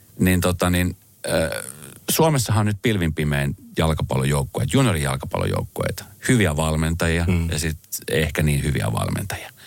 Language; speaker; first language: Finnish; native; Finnish